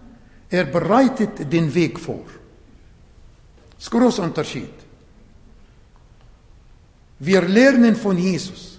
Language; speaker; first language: German; non-native, fluent; Arabic